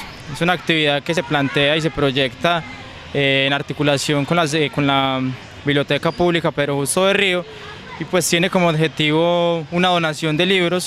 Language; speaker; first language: Spanish; native; Spanish